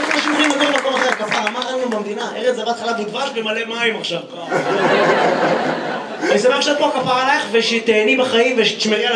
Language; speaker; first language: Hebrew; native; Hebrew